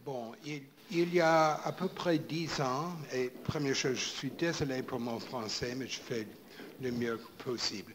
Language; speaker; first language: French; non-native, fluent; English